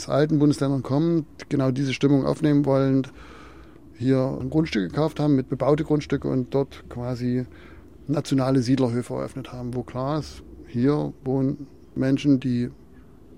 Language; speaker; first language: German; native; German